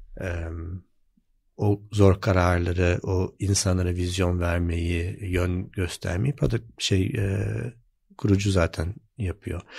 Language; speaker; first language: Turkish; early bilingual, heritage; Turkish